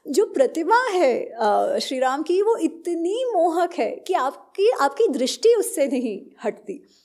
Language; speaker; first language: Hindi; non-native, local second language; Gujarati